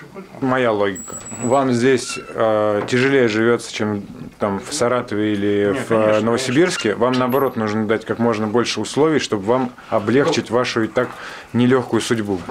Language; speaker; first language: Russian; native; Russian